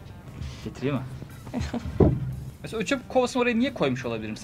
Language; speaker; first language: Turkish; native; Turkish